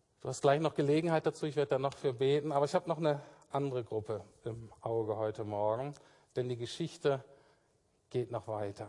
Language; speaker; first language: German; native; German